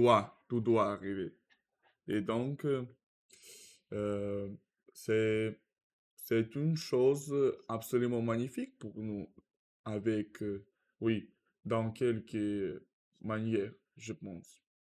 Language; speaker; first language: French; non-native, learner; Russian